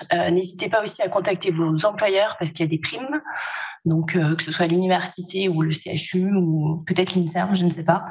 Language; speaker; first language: French; native; French